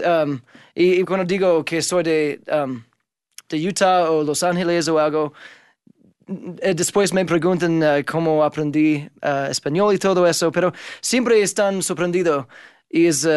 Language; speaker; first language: Spanish; non-native, fluent; English